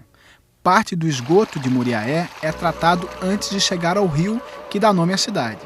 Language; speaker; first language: Portuguese; native; Portuguese